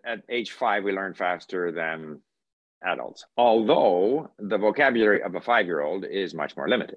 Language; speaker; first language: English; early bilingual, other home language; Swedish